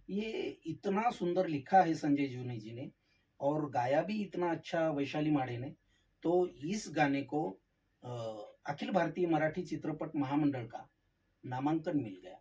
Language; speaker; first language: Hindi; non-native, local second language; Marathi